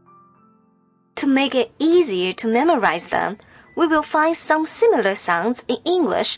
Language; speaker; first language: English; non-native, fluent; Chinese